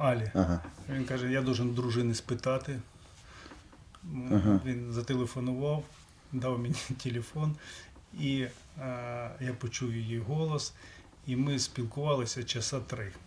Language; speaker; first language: Ukrainian; non-native, local second language; Russian